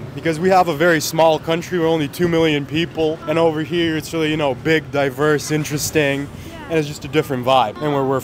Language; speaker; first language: English; non-native, fluent; Macedonian